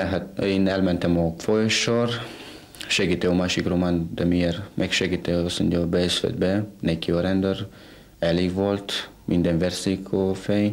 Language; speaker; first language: Hungarian; non-native, learner; Romanian